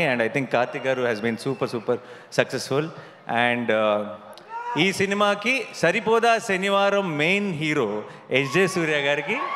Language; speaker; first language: Telugu; native; Telugu